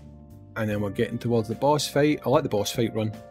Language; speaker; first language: English; native; English